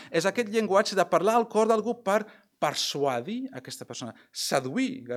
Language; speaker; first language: Catalan; non-native, local second language; Spanish